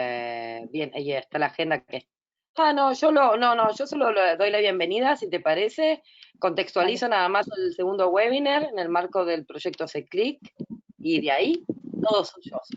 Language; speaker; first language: Spanish; native; Spanish